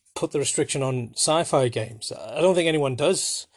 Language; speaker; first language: English; native; English